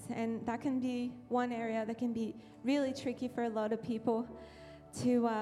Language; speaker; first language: English; non-native, fluent; French